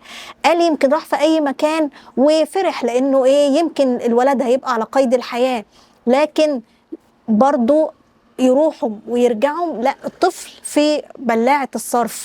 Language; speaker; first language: Arabic; native; Arabic